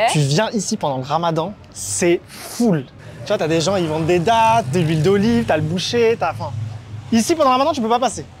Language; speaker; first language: French; early bilingual, other home language; Arabic